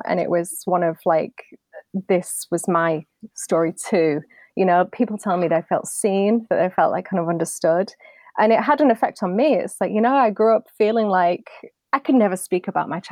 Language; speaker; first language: English; native; English